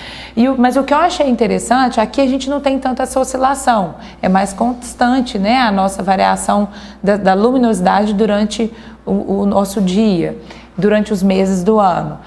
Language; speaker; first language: Portuguese; native; Portuguese